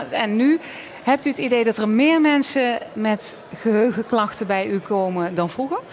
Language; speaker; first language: Dutch; native; Dutch